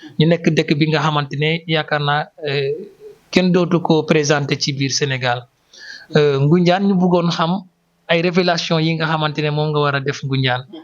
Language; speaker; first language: Wolof; native; Wolof